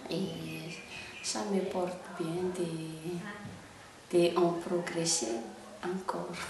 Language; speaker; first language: French; non-native, local second language; Malagasy